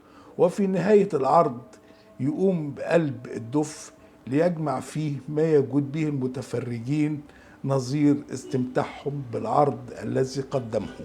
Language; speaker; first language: Arabic; native; Arabic